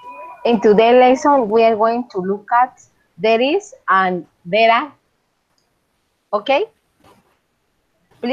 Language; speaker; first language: English; non-native, learner; Spanish